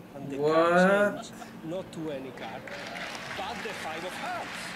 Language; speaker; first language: English; non-native, fluent; Spanish